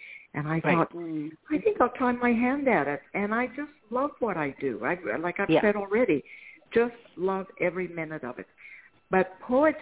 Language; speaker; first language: English; non-native, fluent; Spanish